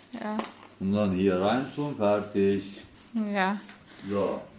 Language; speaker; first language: German; non-native, learner; Turkish